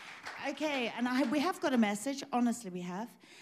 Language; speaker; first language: English; native; English